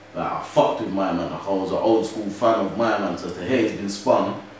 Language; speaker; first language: English; native; English